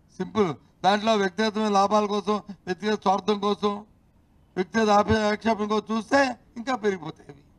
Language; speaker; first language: Telugu; native; Telugu